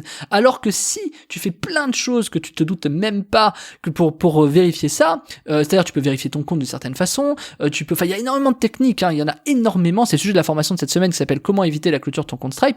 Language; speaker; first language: French; native; French